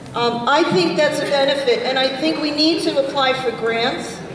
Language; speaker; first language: English; native; English